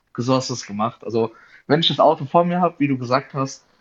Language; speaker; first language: German; native; German